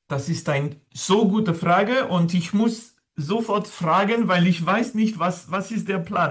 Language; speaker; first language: German; non-native, fluent; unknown